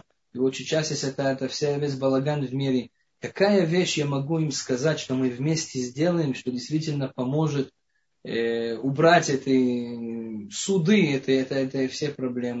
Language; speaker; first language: Russian; non-native, fluent; Hebrew